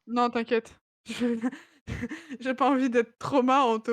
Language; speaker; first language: French; native; French